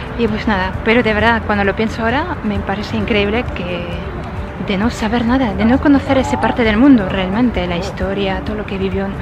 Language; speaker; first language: Spanish; non-native, fluent; French